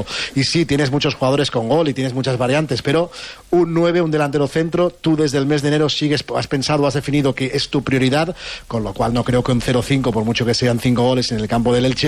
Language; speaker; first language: Spanish; native; Spanish